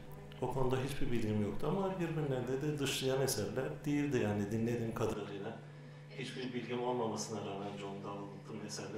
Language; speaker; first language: Turkish; native; Turkish